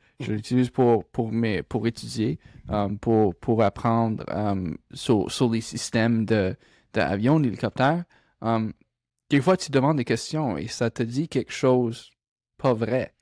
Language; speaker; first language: French; non-native, local second language; English